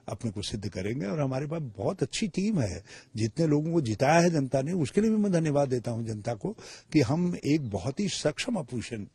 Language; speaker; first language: Hindi; native; Hindi